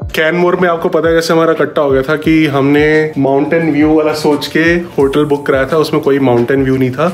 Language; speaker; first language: Hindi; native; Hindi